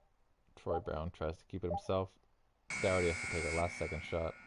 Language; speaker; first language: English; native; English